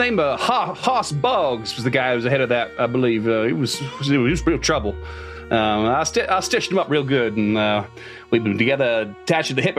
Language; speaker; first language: English; native; English